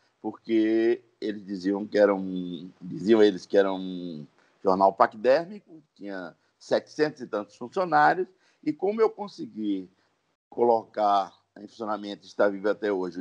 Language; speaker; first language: Portuguese; native; Portuguese